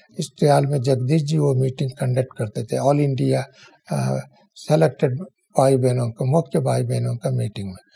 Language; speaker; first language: Hindi; non-native, local second language; Kannada